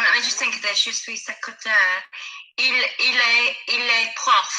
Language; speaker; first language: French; non-native, learner; English